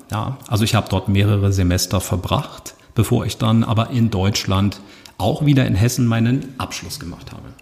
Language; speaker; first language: German; native; German